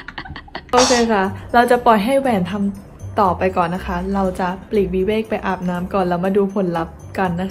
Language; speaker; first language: Thai; native; Thai